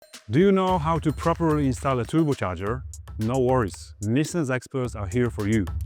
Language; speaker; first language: English; non-native, fluent; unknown